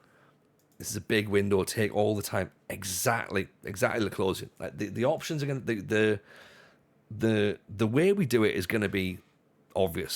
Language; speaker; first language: English; native; English